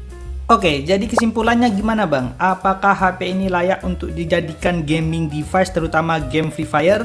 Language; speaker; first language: Indonesian; native; Indonesian